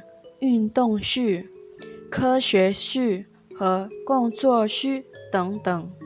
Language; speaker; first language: Chinese; non-native, local second language; Malay